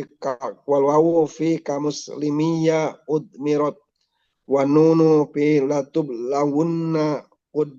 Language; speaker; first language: Arabic; non-native, learner; Indonesian